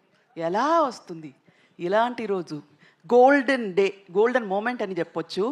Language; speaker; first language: Telugu; non-native, local second language; Tamil